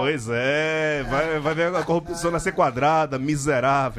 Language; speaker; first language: Portuguese; native; Portuguese